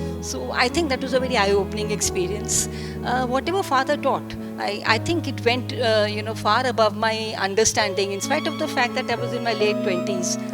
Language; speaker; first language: English; non-native, local second language; Bangla